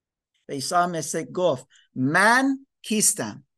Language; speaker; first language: Persian; non-native, learner; English